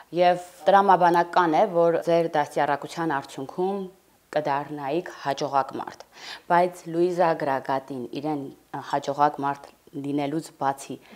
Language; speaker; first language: Armenian; native; Armenian